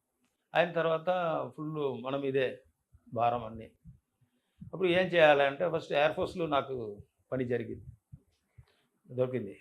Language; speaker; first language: Telugu; non-native, learner; Tamil